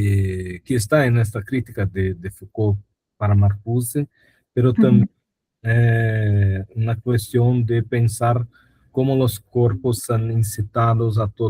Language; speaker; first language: Spanish; non-native, fluent; Portuguese